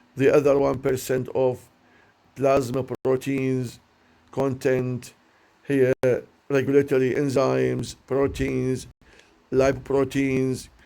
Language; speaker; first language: English; non-native, learner; Arabic